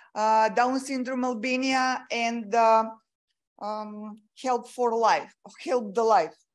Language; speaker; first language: English; non-native, fluent; Macedonian